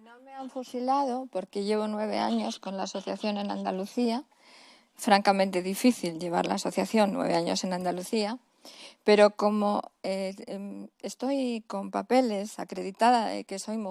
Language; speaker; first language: Spanish; native; Spanish